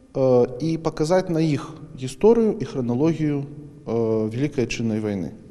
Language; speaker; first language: Belarusian; non-native, local second language; Russian